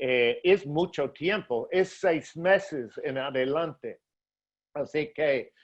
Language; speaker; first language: Spanish; non-native, fluent; English